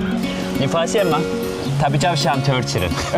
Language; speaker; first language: Chinese; non-native, fluent; Turkish